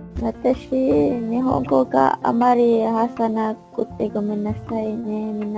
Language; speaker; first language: Japanese; non-native, learner; Malay